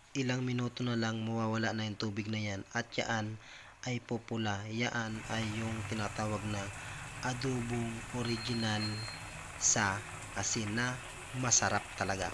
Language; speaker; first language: Filipino; non-native, local second language; Bikol